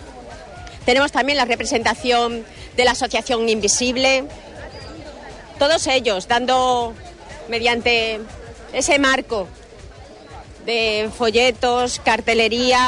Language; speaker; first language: Spanish; native; Spanish